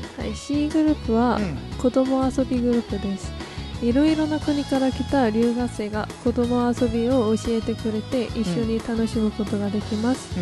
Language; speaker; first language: Japanese; non-native, learner; Korean